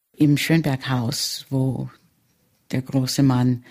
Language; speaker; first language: German; early bilingual, heritage; German